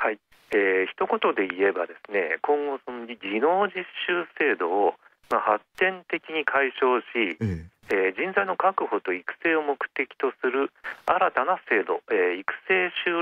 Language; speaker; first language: Japanese; native; Japanese